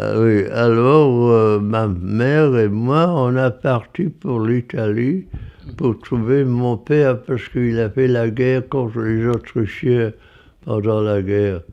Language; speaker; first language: French; non-native, fluent; English